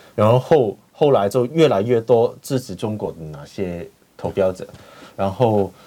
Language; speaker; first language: Chinese; non-native, fluent; Cantonese